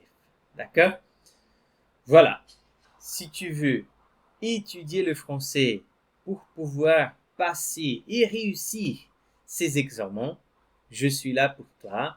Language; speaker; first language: French; non-native, fluent; Portuguese